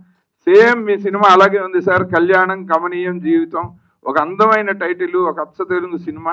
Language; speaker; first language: Telugu; native; Telugu